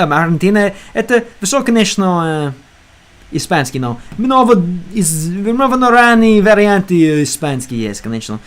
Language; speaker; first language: Russian; non-native, learner; English